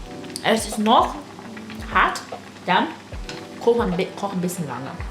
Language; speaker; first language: German; non-native, learner; Chinese